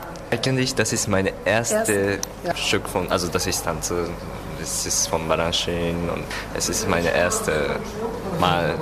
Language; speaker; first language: German; non-native, learner; Japanese